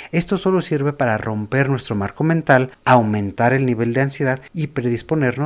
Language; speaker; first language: Spanish; native; Spanish